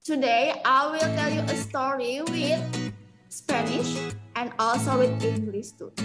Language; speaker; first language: English; non-native, local second language; Indonesian